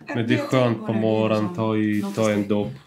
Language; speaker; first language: Swedish; non-native, learner; Russian